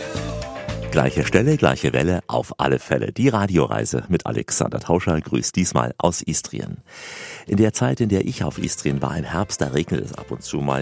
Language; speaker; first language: German; native; German